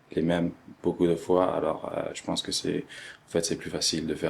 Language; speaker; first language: French; early bilingual, other home language; Arabic